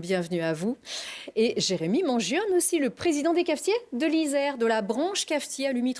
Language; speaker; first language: French; native; French